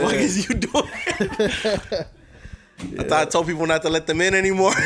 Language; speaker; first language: English; native; English